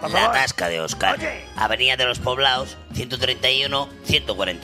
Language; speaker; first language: Spanish; native; Spanish